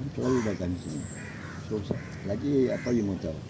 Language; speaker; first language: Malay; non-native, local second language; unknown